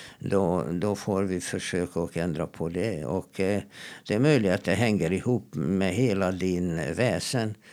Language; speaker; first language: Swedish; non-native, fluent; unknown